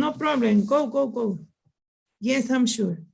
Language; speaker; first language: English; non-native, learner; Spanish